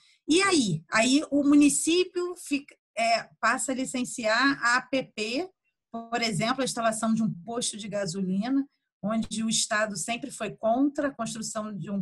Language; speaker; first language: Portuguese; native; Portuguese